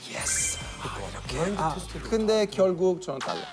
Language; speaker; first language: Korean; non-native, learner; Italian